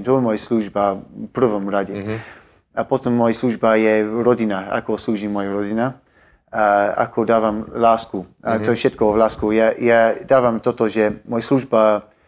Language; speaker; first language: Slovak; non-native, learner; English